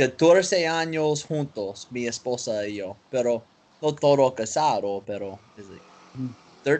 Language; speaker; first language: Spanish; non-native, learner; English